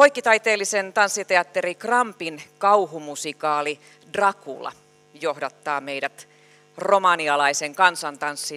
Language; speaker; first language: Finnish; native; Finnish